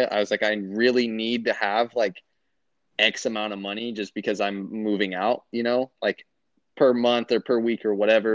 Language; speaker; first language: English; native; English